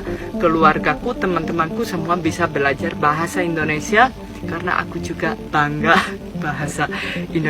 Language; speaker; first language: Indonesian; non-native, fluent; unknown